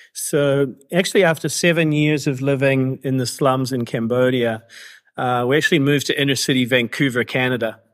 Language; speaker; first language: English; native; English